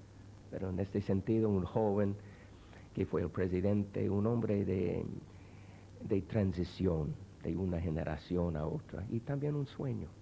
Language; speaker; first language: Spanish; non-native, fluent; English